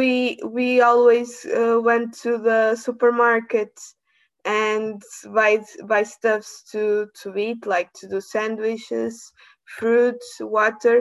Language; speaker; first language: English; non-native, learner; Portuguese